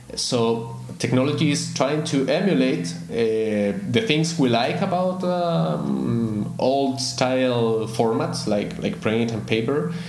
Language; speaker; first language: English; non-native, fluent; Spanish